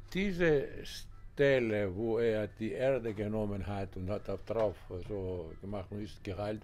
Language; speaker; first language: German; non-native, learner; Greek